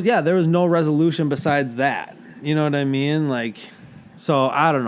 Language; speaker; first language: English; native; English